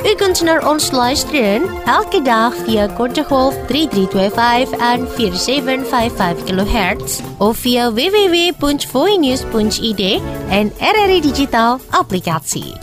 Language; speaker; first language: Dutch; non-native, learner; Indonesian